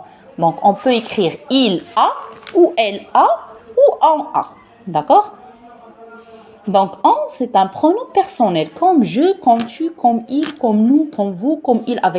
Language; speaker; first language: French; non-native, local second language; Arabic